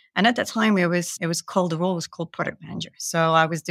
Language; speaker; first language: English; non-native, fluent; Dutch